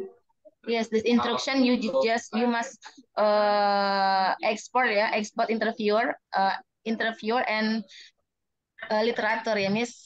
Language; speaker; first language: English; non-native, learner; Indonesian